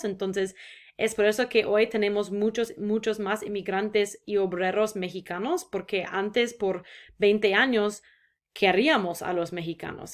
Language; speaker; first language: Spanish; non-native, fluent; English